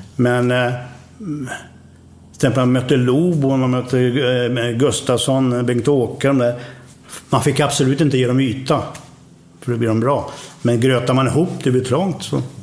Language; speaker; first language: Swedish; native; Swedish